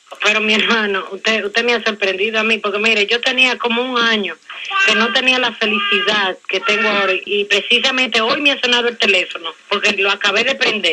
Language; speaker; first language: Spanish; native; Spanish